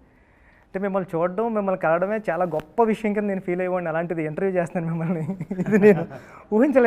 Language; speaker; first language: Telugu; native; Telugu